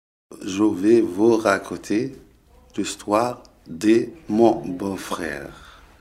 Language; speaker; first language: French; non-native, learner; Arabic